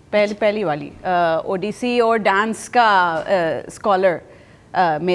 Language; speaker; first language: Hindi; non-native, fluent; Spanish